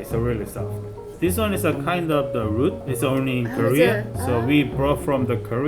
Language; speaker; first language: English; non-native, fluent; Korean